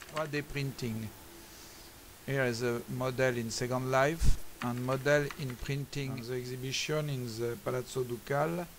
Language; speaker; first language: English; non-native, learner; French